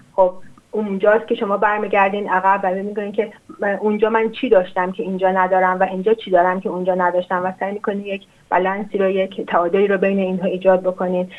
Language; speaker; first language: Persian; non-native, local second language; Azerbaijani